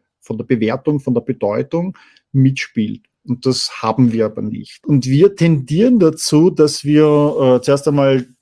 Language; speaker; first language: German; native; German